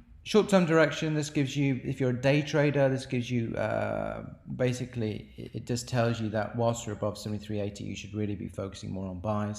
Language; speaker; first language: English; native; English